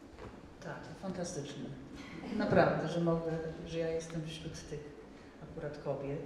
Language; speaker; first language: Polish; non-native, fluent; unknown